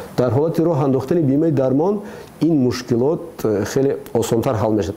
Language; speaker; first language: Persian; native; Persian